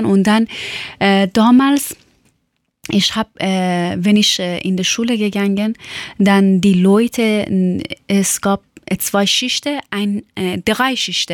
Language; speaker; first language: German; non-native, learner; Persian